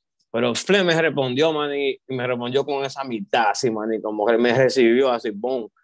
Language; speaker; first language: Spanish; early bilingual, heritage; Spanish